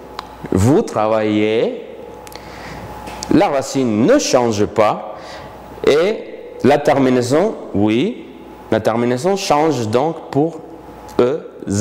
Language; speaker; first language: French; non-native, fluent; Spanish